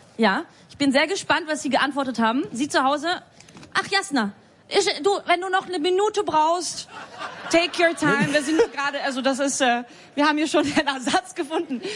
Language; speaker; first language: German; non-native, fluent; Bulgarian